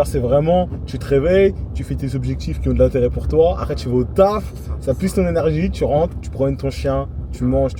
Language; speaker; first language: French; native; French